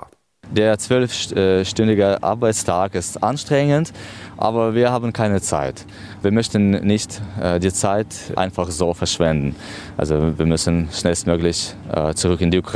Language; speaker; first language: German; non-native, fluent; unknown